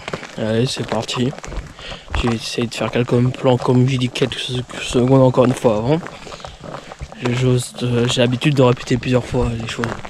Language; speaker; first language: French; native; French